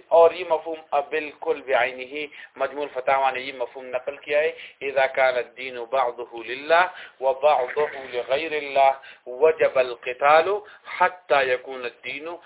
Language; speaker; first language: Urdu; non-native, local second language; Pashto